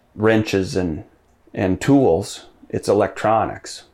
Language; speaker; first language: English; native; English